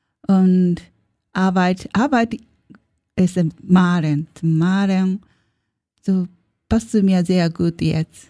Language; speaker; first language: German; non-native, learner; Japanese